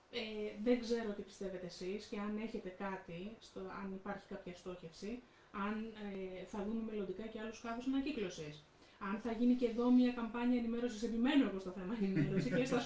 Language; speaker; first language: Greek; native; Greek